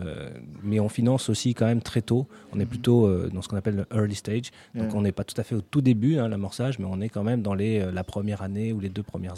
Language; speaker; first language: French; native; French